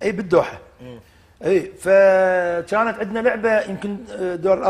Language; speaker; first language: Arabic; native; Arabic